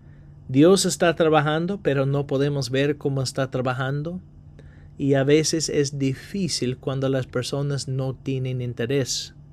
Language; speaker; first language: Spanish; non-native, fluent; English